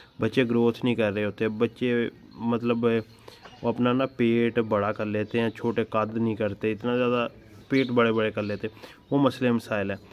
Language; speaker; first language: Urdu; non-native, local second language; Punjabi